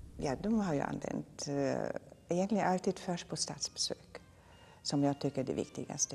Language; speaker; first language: Swedish; non-native, fluent; German